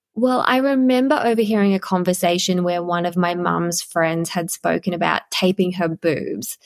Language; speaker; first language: English; native; English